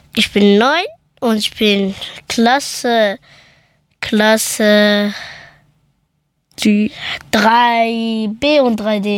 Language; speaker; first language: German; early bilingual, other home language; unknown